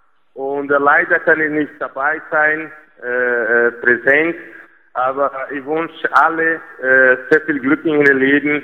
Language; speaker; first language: German; non-native, fluent; Portuguese